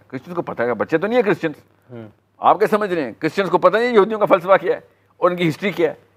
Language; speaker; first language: Hindi; native; Hindi